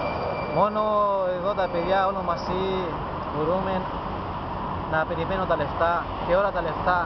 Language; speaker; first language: Greek; non-native, learner; Spanish